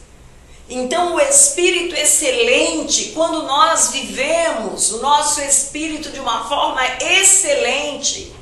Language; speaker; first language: Portuguese; native; Portuguese